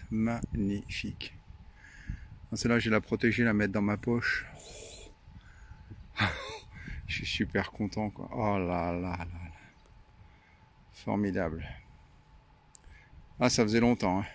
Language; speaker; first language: French; native; French